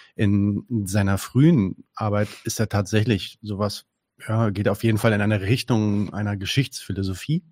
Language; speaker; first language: German; native; German